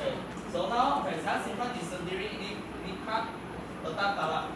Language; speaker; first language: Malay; non-native, local second language; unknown